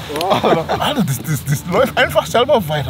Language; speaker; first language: German; native; German